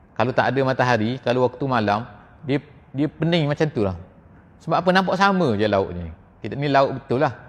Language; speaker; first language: Malay; native; Malay